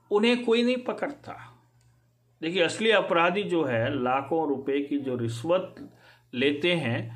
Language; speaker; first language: Hindi; native; Hindi